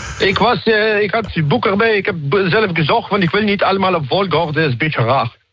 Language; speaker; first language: Dutch; non-native, fluent; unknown